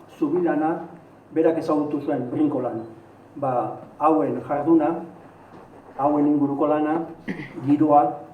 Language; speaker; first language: Basque; native; Basque